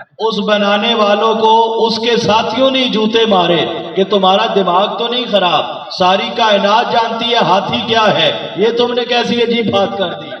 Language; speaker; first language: Urdu; non-native, local second language; Punjabi